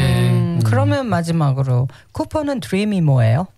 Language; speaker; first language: Korean; native; Korean